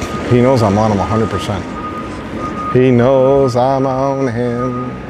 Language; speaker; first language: English; early bilingual, other home language; Spanish